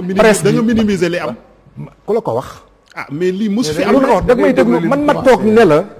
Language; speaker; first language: Wolof; non-native, local second language; Fula